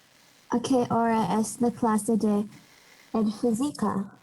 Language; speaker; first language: Spanish; non-native, learner; English